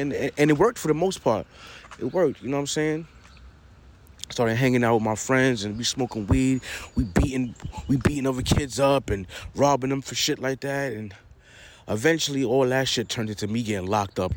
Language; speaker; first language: English; native; English